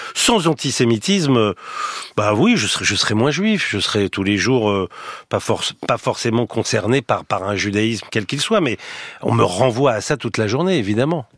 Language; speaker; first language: French; native; French